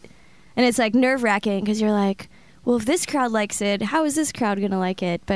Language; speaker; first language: English; native; English